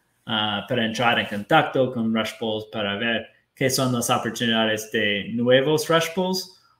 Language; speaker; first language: Spanish; non-native, fluent; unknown